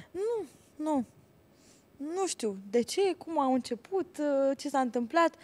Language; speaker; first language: Romanian; native; Romanian